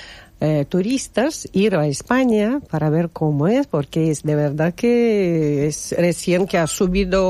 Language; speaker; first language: Spanish; non-native, learner; Russian